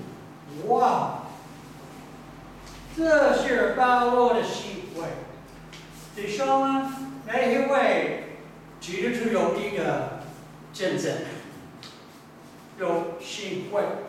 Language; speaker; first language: Chinese; non-native, learner; English